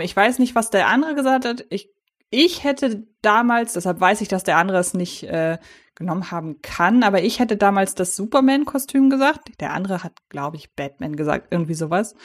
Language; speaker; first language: German; native; German